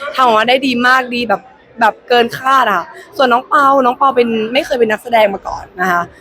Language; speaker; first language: Thai; native; Thai